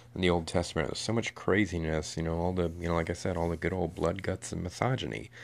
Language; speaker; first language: English; native; English